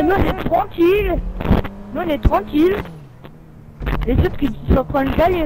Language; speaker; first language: French; native; French